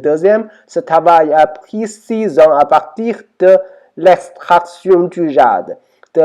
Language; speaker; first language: French; non-native, learner; Chinese